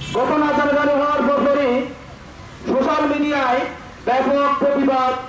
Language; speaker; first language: Bangla; non-native, local second language; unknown